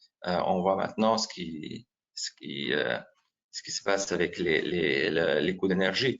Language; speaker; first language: French; non-native, fluent; Slovenian